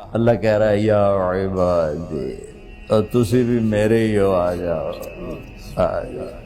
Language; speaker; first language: Urdu; non-native, local second language; Punjabi